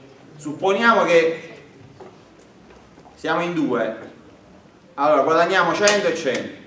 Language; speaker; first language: Italian; native; Italian